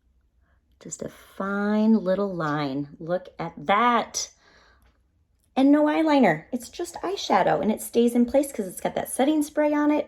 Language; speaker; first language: English; native; English